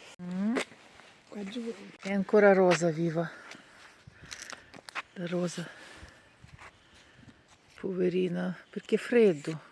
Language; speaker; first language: Italian; non-native, learner; Ukrainian